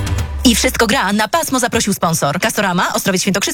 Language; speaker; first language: Polish; native; Polish